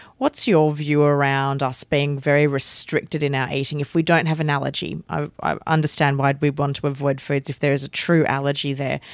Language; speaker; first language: English; native; English